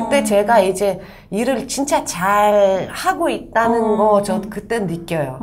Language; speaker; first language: Korean; non-native, fluent; Russian